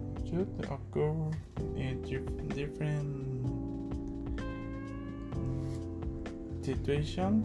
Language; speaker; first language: English; non-native, learner; Spanish